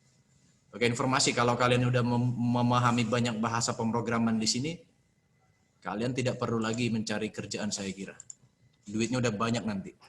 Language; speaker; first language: Indonesian; native; Indonesian